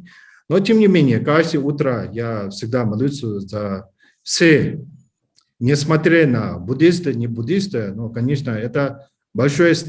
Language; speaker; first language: Russian; non-native, learner; English